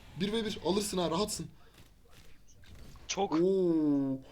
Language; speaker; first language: Turkish; native; Turkish